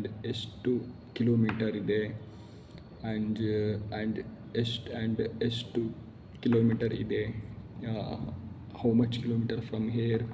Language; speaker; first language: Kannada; non-native, learner; Malayalam